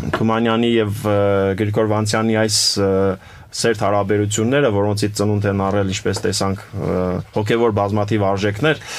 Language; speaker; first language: Armenian; native; Armenian